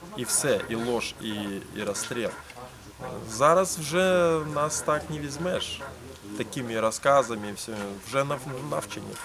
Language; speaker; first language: Ukrainian; early bilingual, heritage; Ukrainian